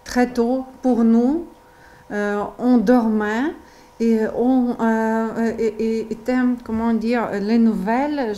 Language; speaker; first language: French; non-native, learner; Ukrainian